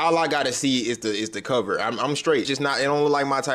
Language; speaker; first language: English; native; English